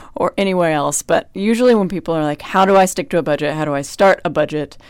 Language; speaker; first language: English; native; English